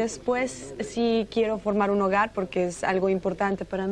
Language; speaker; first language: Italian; non-native, learner; Spanish